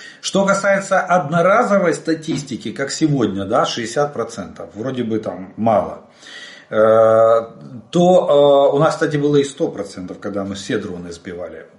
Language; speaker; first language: Russian; native; Russian